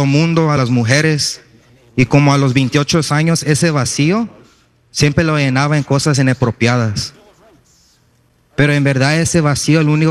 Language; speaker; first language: Spanish; early bilingual, heritage; Spanish